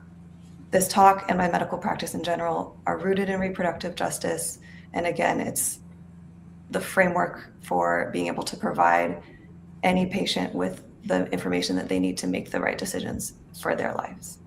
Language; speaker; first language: English; native; English